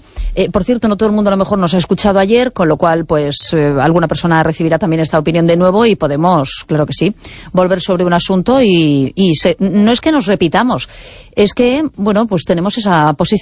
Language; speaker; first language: Spanish; native; Spanish